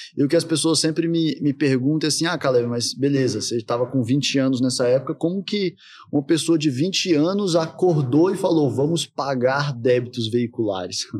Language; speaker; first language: Portuguese; native; Portuguese